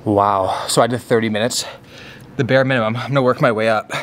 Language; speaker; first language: English; native; English